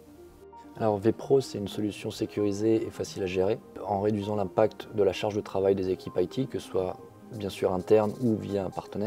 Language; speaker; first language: French; native; French